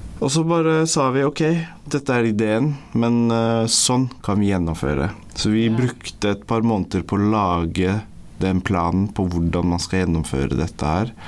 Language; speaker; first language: Norwegian; early bilingual, other home language; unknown